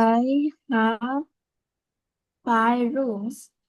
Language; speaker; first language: English; non-native, learner; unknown